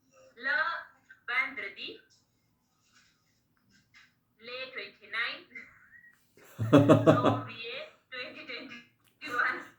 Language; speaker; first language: French; non-native, learner; Hindi